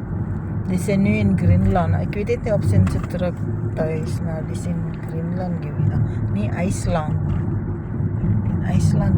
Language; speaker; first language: Dutch; non-native, learner; Filipino